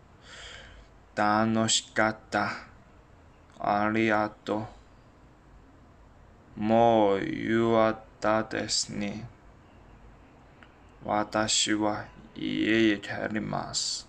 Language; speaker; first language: Japanese; non-native, learner; Chinese